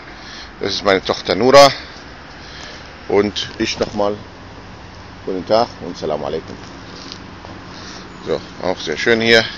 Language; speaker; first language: German; non-native, fluent; Arabic